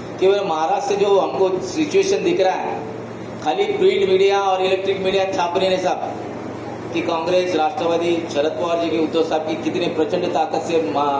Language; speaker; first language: Hindi; non-native, local second language; Marathi